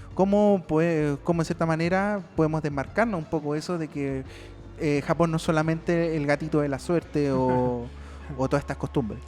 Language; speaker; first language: Spanish; native; Spanish